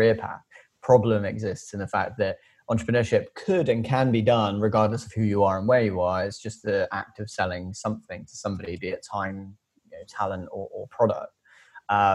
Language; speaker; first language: English; native; English